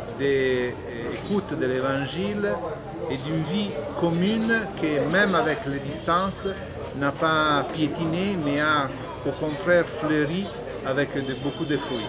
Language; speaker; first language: French; non-native, fluent; Italian